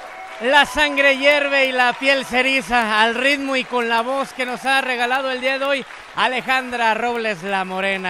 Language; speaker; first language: Spanish; native; Spanish